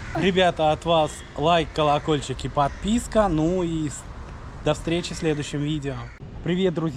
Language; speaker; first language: Russian; native; Russian